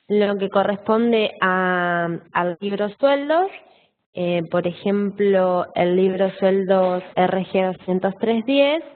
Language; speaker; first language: Spanish; native; Spanish